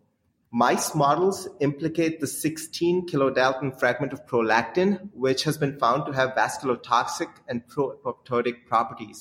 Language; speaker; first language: English; non-native, local second language; Hindi